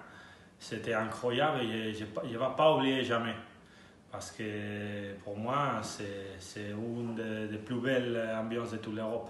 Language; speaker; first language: French; non-native, learner; Spanish